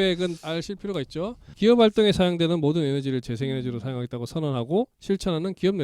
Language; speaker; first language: Korean; native; Korean